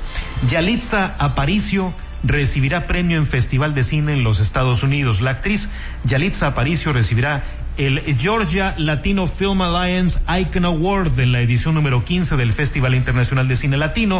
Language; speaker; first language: Spanish; native; Spanish